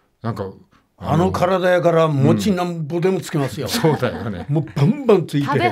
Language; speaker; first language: Japanese; native; Japanese